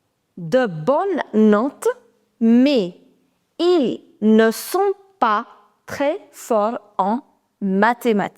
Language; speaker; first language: French; non-native, fluent; Hindi